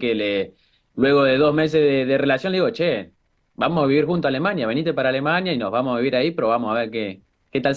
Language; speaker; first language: Spanish; native; Spanish